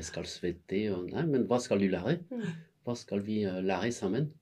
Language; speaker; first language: Norwegian; non-native, fluent; French